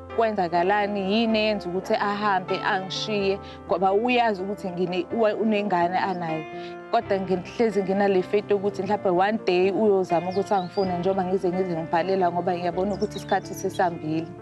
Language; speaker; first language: Zulu; native; Zulu